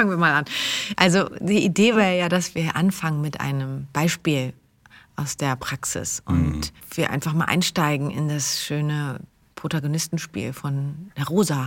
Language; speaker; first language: German; native; German